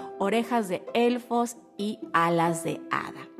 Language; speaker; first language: Spanish; native; Spanish